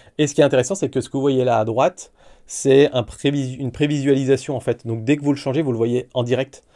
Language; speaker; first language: French; native; French